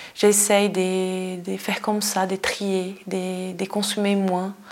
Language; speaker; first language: French; non-native, fluent; Portuguese